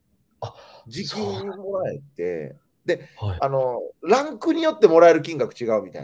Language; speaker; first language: Japanese; native; Japanese